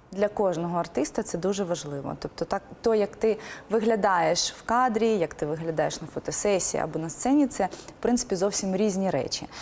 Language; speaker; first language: Ukrainian; non-native, local second language; Russian